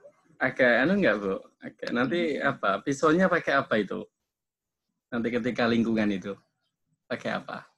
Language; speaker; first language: Indonesian; native; Indonesian